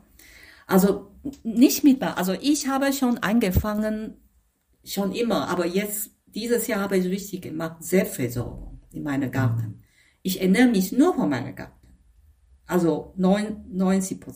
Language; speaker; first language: German; non-native, fluent; Chinese